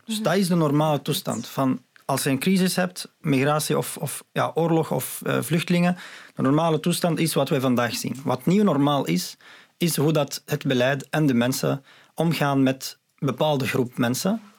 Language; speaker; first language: Dutch; non-native, fluent; Arabic